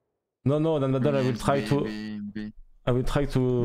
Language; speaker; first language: English; non-native, learner; French